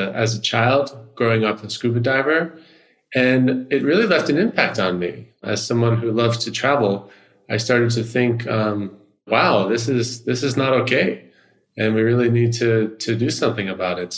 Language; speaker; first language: English; native; English